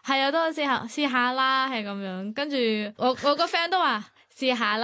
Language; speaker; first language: Cantonese; non-native, fluent; Thai